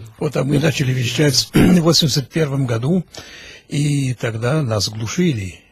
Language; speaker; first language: Russian; early bilingual, heritage; Russian